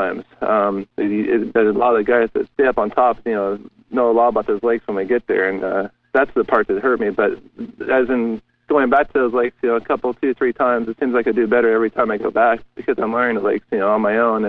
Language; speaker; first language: English; native; English